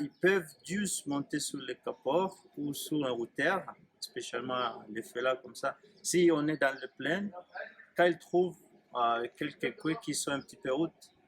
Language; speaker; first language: French; non-native, learner; Swahili